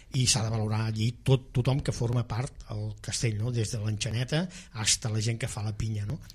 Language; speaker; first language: Catalan; non-native, local second language; Spanish